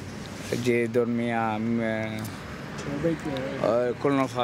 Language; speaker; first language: French; non-native, learner; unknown